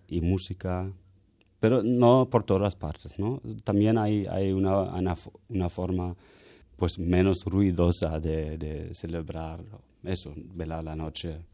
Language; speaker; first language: Spanish; non-native, fluent; German